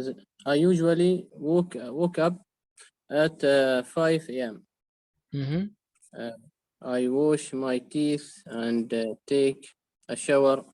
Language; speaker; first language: English; non-native, learner; Arabic